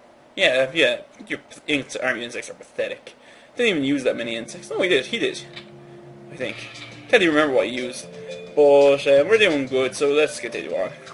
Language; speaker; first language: English; native; English